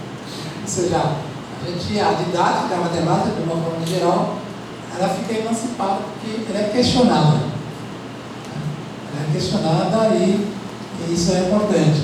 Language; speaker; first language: Portuguese; non-native, fluent; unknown